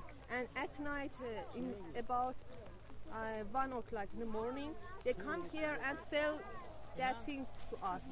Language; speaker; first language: English; non-native, learner; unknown